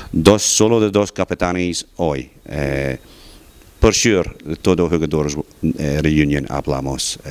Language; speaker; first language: Spanish; non-native, learner; English